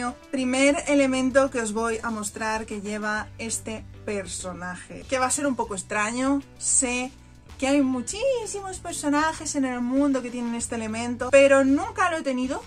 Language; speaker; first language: Spanish; native; Spanish